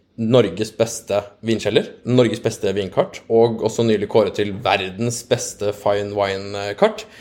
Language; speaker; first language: Norwegian; native; Norwegian